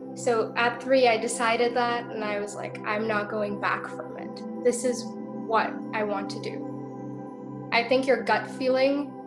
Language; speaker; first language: English; native; English